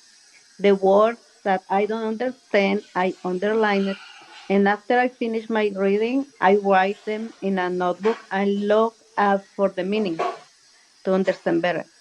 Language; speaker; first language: English; non-native, learner; Spanish